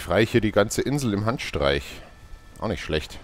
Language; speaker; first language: German; native; German